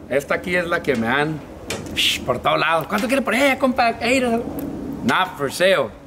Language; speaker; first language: Spanish; early bilingual, heritage; Spanish